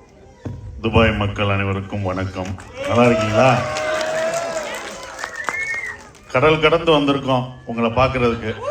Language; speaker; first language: Tamil; native; Tamil